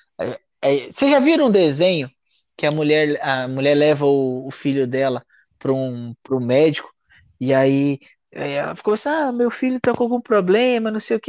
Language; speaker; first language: Portuguese; native; Portuguese